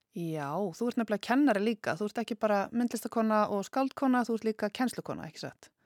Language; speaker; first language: Icelandic; native; Icelandic